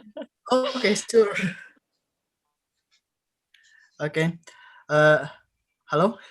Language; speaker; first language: English; non-native, learner; Indonesian